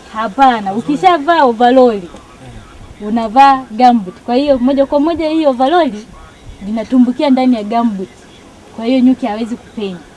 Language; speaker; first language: Swahili; native; Swahili